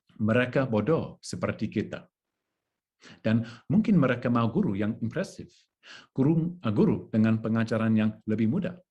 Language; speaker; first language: Indonesian; non-native, learner; English